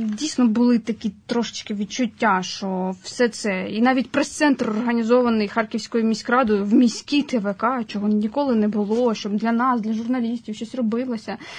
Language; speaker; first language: Ukrainian; native; Ukrainian